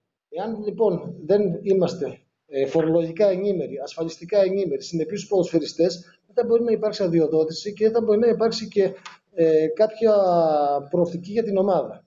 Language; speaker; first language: Greek; native; Greek